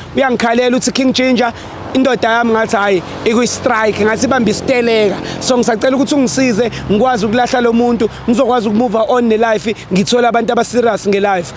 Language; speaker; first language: Zulu; native; Zulu